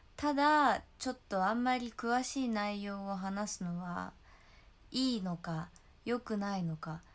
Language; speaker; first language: Japanese; native; Japanese